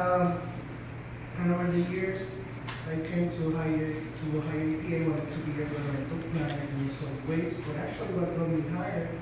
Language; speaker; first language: English; non-native, fluent; Spanish